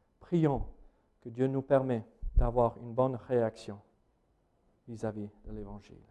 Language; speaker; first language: French; non-native, fluent; English